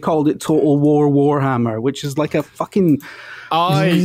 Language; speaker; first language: English; native; English